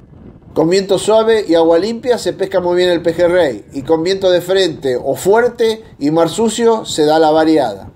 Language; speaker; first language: Spanish; native; Spanish